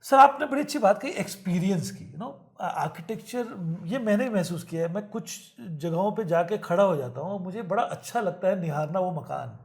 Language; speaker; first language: Hindi; native; Hindi